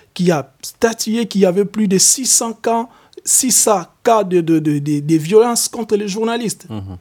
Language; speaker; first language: French; non-native, local second language; Lingala